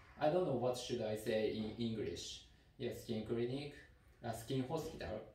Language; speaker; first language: English; non-native, learner; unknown